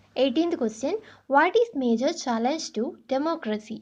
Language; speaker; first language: English; non-native, local second language; Malayalam